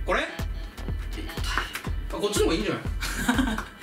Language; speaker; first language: Japanese; native; Japanese